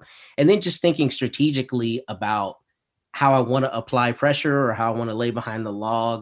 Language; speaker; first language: English; native; English